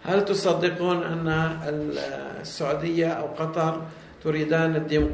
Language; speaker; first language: Arabic; native; Arabic